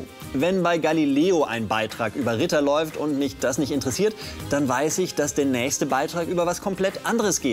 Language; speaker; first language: German; native; German